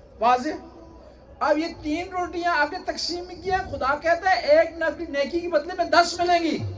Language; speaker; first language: Urdu; non-native, local second language; Punjabi